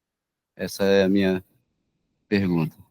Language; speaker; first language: Portuguese; native; Portuguese